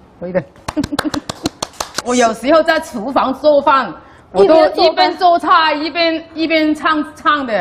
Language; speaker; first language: Chinese; non-native, local second language; Cantonese